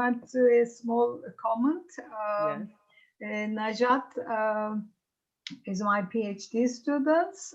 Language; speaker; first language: English; non-native, fluent; Turkish